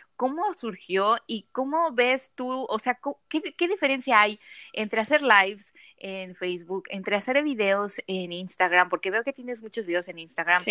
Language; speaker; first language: Spanish; native; Spanish